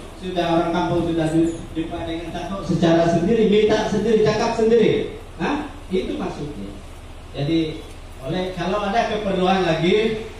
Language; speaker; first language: Malay; non-native, local second language; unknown